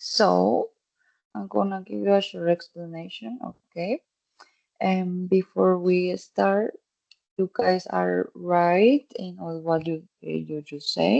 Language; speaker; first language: English; non-native, fluent; Spanish